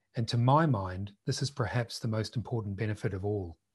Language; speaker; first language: English; native; English